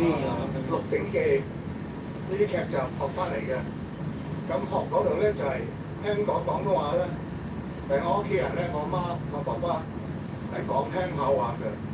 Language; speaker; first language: Cantonese; early bilingual, heritage; Cantonese